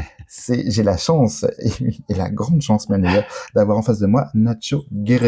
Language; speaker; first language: French; native; French